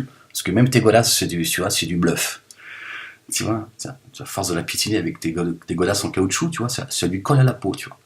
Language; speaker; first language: French; native; French